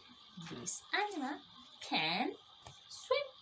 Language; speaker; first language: English; non-native, fluent; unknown